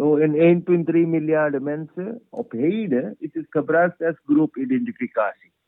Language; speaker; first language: Dutch; non-native, fluent; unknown